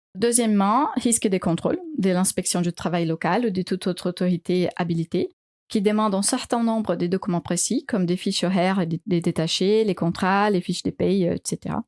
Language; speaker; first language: French; non-native, fluent; Portuguese